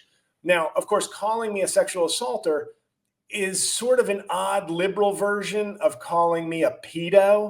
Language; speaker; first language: English; native; English